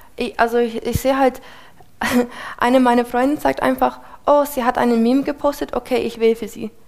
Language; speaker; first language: German; non-native, fluent; English